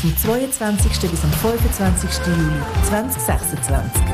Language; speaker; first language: German; native; German